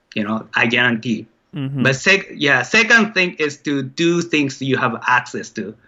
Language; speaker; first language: English; non-native, fluent; Japanese